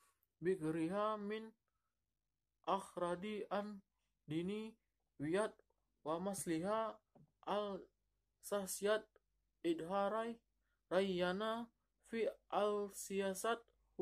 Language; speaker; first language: Arabic; non-native, learner; Indonesian